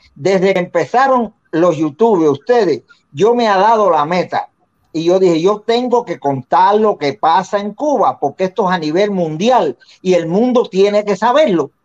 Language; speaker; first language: Spanish; native; Spanish